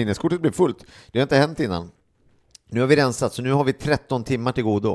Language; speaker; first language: Swedish; native; Swedish